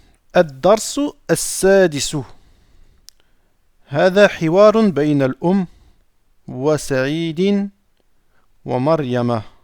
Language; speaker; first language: Arabic; non-native, fluent; French